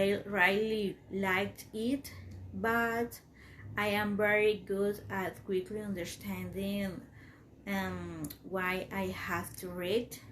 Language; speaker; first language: English; non-native, learner; Spanish